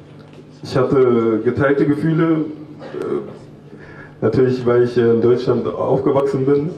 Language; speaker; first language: German; early bilingual, other home language; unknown